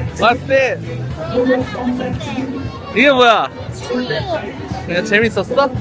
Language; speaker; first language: Korean; native; Korean